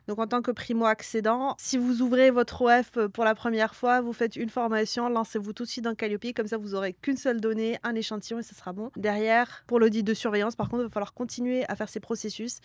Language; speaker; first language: French; native; French